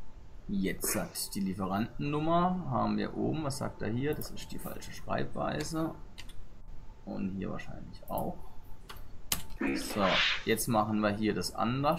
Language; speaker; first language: German; native; German